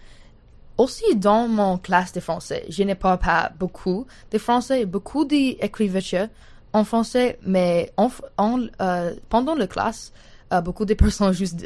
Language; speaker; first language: French; non-native, learner; English